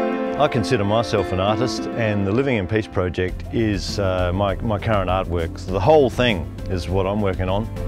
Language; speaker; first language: English; native; English